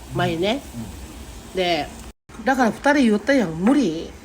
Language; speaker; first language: Japanese; non-native, fluent; Filipino